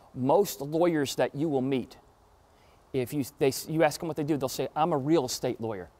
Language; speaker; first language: English; native; English